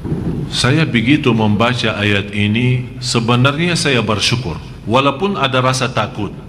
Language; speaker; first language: Indonesian; non-native, fluent; Arabic